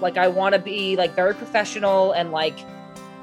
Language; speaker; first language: English; native; English